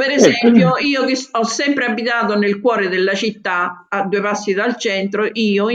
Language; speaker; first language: Italian; native; Italian